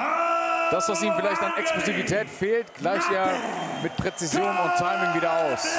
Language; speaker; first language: German; native; German